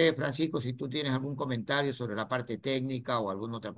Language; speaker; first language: Spanish; native; Spanish